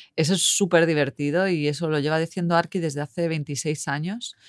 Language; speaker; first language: Spanish; native; Spanish